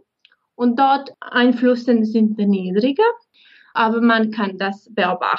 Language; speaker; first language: German; non-native, fluent; Bosnian